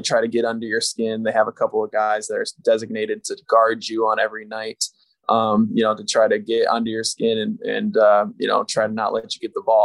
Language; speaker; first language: English; native; English